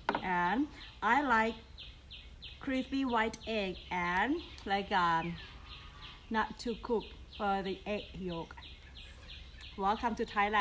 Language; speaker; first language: English; non-native, learner; Thai